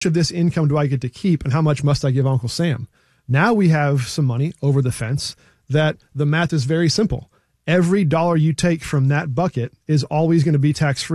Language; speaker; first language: English; native; English